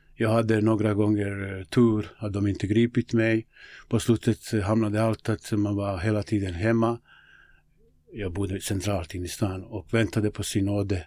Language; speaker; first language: Swedish; non-native, fluent; Bosnian